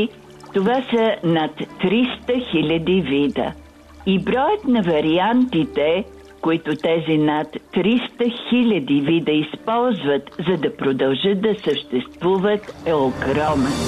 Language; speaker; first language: Bulgarian; native; Bulgarian